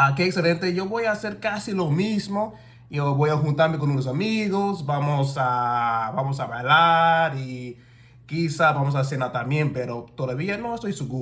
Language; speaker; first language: Spanish; non-native, learner; English